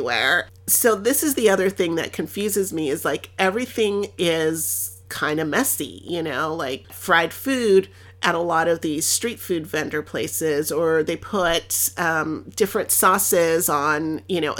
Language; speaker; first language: English; early bilingual, other home language; Spanish